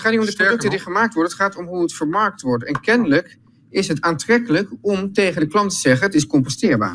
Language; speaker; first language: Dutch; native; Dutch